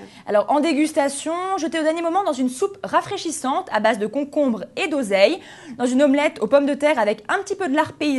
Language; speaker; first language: French; native; French